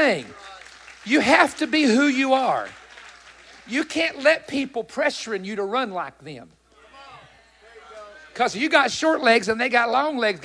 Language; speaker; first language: English; native; English